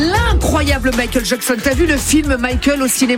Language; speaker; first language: French; native; French